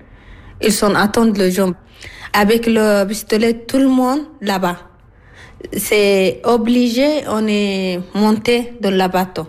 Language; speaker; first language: French; non-native, learner; Arabic